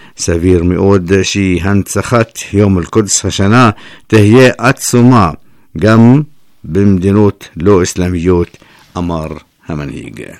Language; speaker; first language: Hebrew; non-native, fluent; Persian